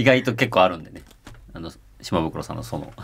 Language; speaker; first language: Japanese; native; Japanese